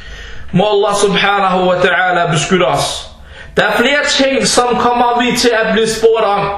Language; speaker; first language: Danish; non-native, fluent; Arabic